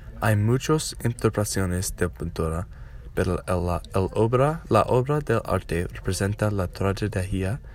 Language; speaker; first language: Spanish; non-native, learner; English